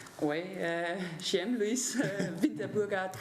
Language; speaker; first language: French; non-native, learner; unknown